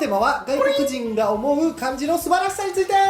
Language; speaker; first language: Japanese; native; Japanese